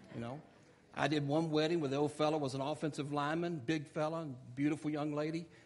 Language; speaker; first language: English; native; English